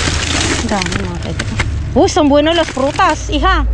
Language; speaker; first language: Spanish; non-native, learner; Filipino